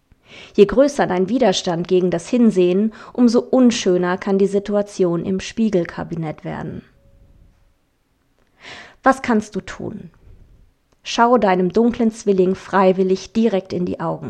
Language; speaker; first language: German; native; German